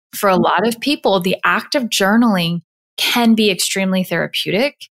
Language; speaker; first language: English; native; English